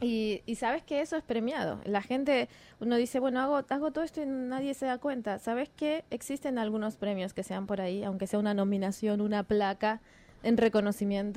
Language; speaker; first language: Spanish; native; Spanish